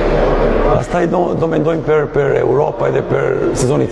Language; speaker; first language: Albanian; non-native, learner; Serbian